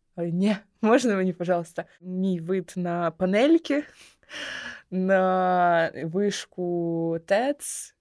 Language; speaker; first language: Ukrainian; non-native, local second language; Russian